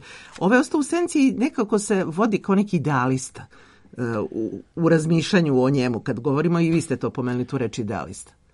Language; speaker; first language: Serbian; native; Serbian